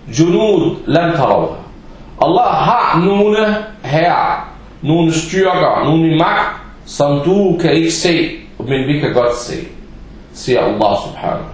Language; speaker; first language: Danish; early bilingual, other home language; Arabic